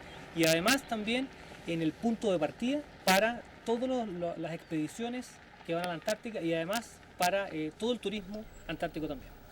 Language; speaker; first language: Spanish; native; Spanish